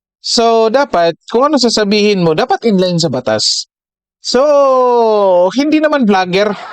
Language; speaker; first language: Filipino; native; Filipino